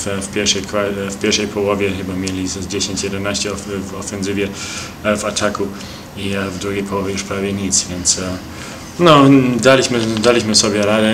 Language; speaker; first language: Polish; early bilingual, heritage; Polish